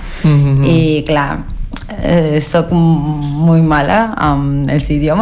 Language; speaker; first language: Catalan; non-native, learner; Spanish